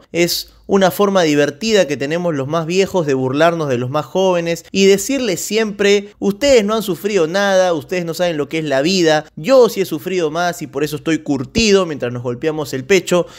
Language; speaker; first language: Spanish; native; Spanish